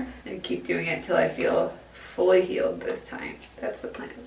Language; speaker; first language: English; native; English